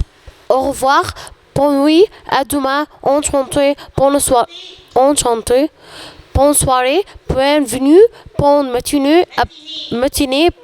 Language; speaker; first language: French; non-native, learner; Arabic